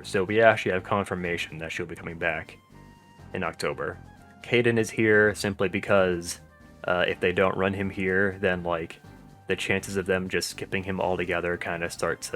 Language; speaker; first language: English; native; English